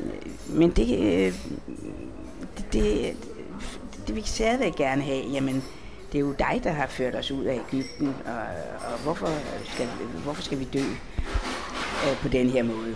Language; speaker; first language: Danish; native; Danish